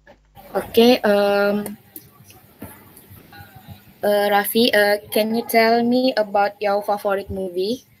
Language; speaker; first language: English; non-native, learner; Indonesian